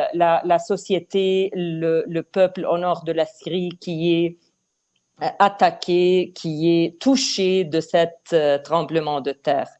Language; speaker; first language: French; non-native, fluent; Arabic